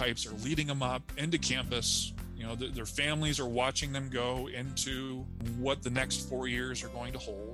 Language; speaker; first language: English; native; English